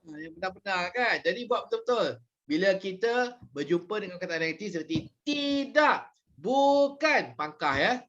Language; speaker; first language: Malay; native; Malay